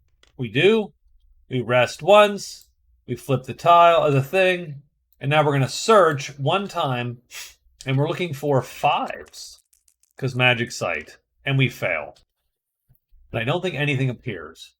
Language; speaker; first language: English; native; English